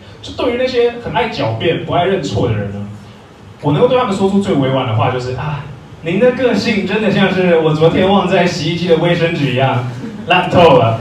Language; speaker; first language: Chinese; native; Chinese